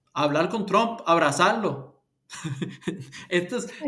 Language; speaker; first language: Spanish; early bilingual, heritage; Spanish